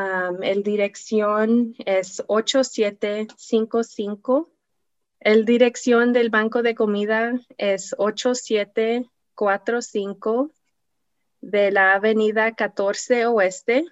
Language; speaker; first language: Spanish; non-native, learner; English